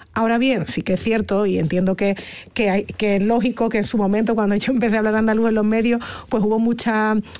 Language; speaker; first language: Spanish; native; Spanish